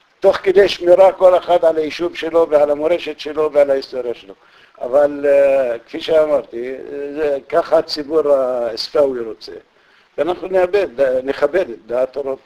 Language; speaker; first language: Hebrew; non-native, local second language; Arabic